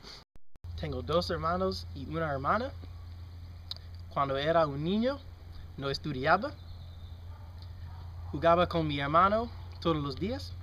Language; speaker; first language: Spanish; non-native, learner; English